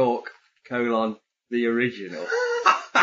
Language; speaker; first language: English; native; English